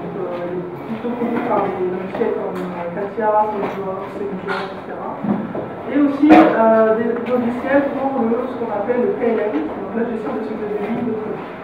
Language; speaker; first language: French; non-native, local second language; Arabic